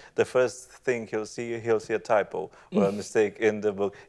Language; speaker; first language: English; non-native, fluent; Romanian